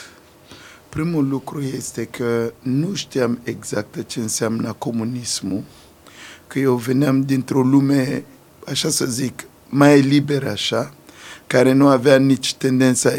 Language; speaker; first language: Romanian; non-native, fluent; Sango